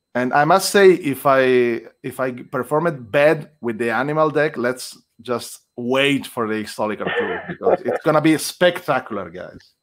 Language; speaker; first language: English; non-native, fluent; Italian